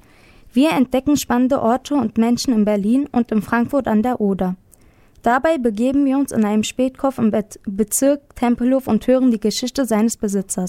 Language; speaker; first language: German; native; German